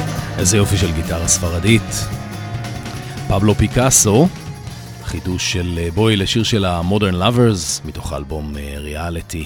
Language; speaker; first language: Hebrew; native; Hebrew